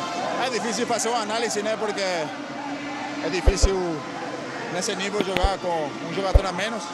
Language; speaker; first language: Portuguese; non-native, fluent; Spanish